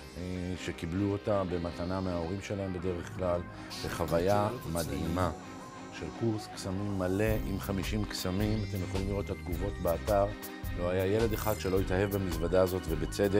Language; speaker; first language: Hebrew; native; Hebrew